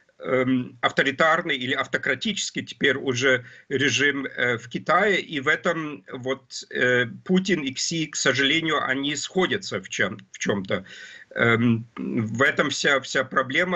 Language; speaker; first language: Russian; non-native, fluent; German